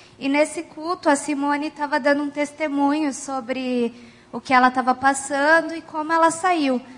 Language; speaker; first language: Portuguese; native; Portuguese